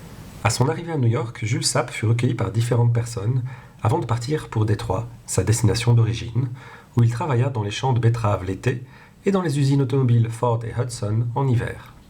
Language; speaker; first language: French; non-native, local second language; Dutch